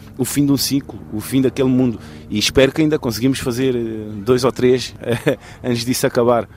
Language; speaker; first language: Portuguese; early bilingual, heritage; Portuguese